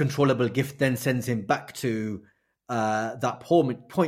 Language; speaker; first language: English; native; English